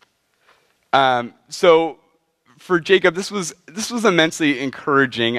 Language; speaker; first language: English; native; English